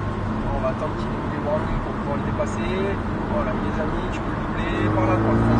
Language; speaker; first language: French; native; French